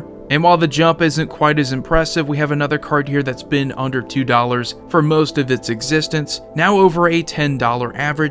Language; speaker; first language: English; native; English